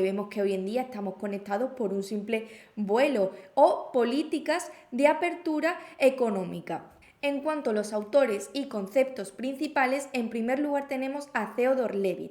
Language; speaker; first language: Spanish; native; Spanish